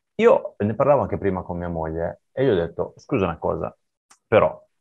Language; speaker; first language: Italian; native; Italian